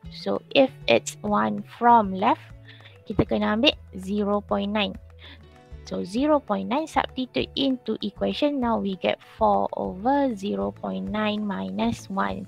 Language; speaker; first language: English; non-native, local second language; Malay